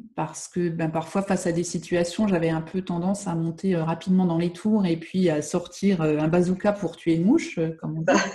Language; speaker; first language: French; native; French